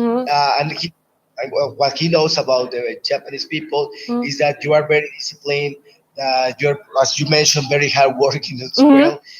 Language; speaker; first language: English; non-native, fluent; Spanish